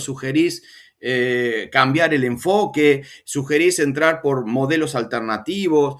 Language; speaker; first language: Spanish; native; Spanish